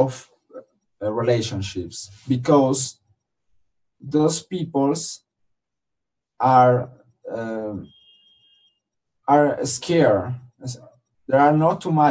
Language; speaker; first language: English; non-native, learner; Spanish